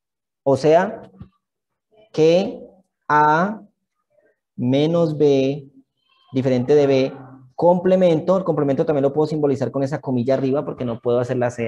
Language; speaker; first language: Spanish; native; Spanish